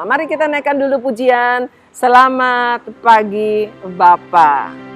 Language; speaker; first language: Indonesian; native; Indonesian